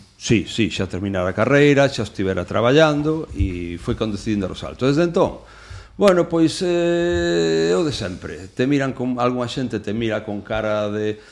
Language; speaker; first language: Galician; non-native, local second language; Spanish